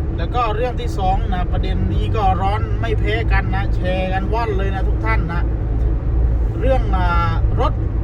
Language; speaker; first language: Thai; non-native, local second language; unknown